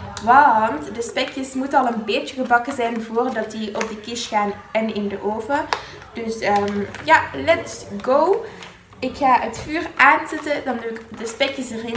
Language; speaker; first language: Dutch; native; Dutch